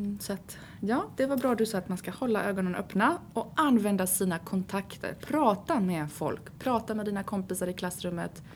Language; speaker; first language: Swedish; native; Swedish